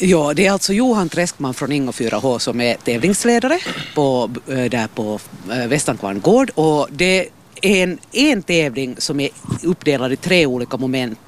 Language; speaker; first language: Swedish; native; Swedish